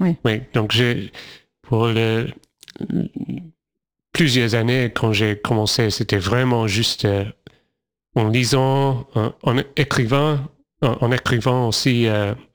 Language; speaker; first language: French; non-native, fluent; English